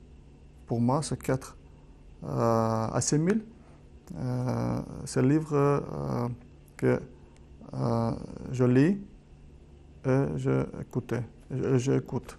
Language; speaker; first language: French; non-native, learner; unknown